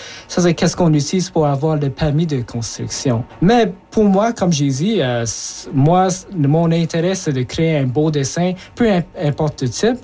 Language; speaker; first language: French; early bilingual, other home language; Japanese